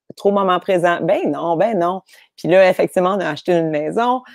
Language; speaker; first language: French; native; French